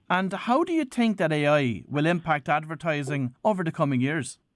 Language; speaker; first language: English; native; English